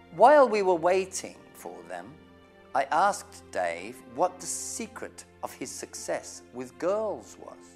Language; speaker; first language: English; native; English